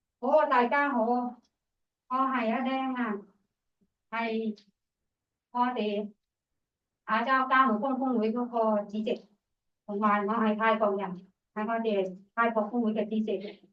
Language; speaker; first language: Cantonese; non-native, fluent; Thai